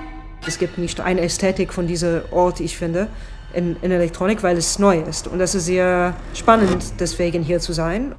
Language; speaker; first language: German; non-native, fluent; Hebrew